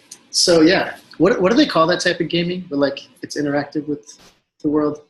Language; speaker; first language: English; native; English